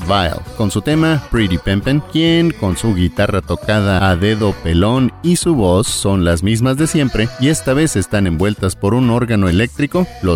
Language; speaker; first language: Spanish; native; Spanish